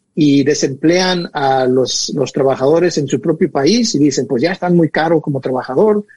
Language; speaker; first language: Spanish; early bilingual, heritage; Spanish